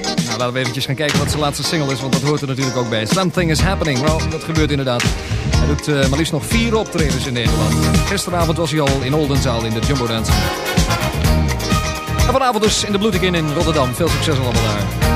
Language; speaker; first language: Dutch; native; Dutch